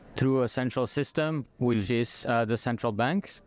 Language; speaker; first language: English; non-native, fluent; French